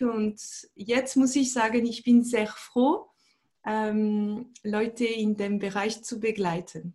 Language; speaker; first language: German; non-native, fluent; French